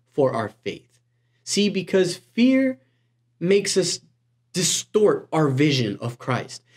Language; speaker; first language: English; native; English